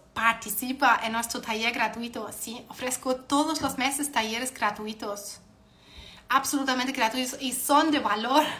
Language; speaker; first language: Spanish; non-native, fluent; German